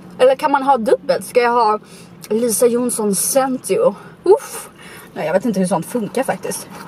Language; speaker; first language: Swedish; native; Swedish